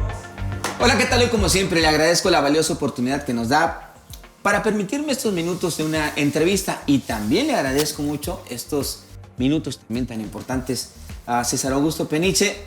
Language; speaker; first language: Spanish; native; Spanish